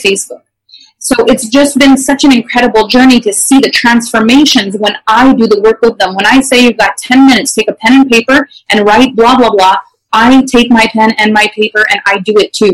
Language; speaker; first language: English; non-native, fluent; French